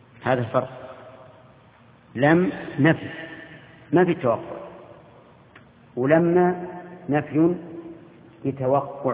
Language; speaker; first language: Arabic; native; Arabic